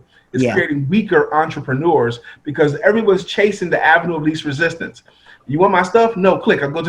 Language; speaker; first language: English; native; English